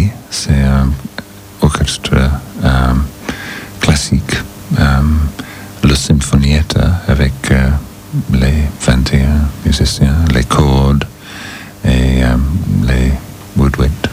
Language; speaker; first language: French; non-native, learner; English